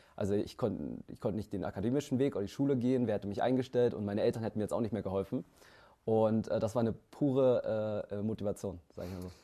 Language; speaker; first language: German; early bilingual, other home language; Vietnamese